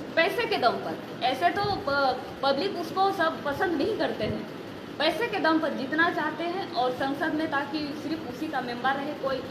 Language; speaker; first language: Hindi; non-native, local second language; Santali